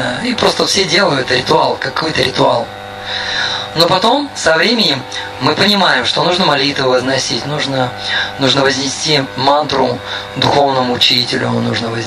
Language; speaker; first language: Russian; native; Russian